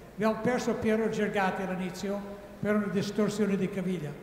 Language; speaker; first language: Italian; non-native, fluent; English